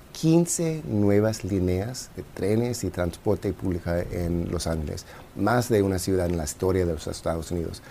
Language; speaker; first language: Spanish; non-native, fluent; English